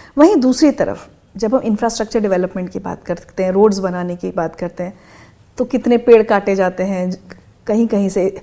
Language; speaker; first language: Hindi; native; Hindi